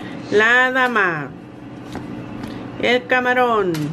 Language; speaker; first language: Spanish; early bilingual, heritage; Spanish